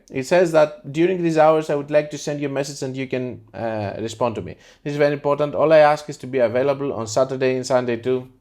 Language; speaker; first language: English; non-native, fluent; Greek